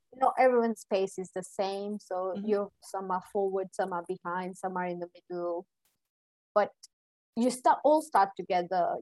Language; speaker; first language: English; non-native, local second language; Gujarati